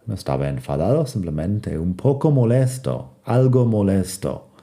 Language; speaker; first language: Spanish; non-native, fluent; English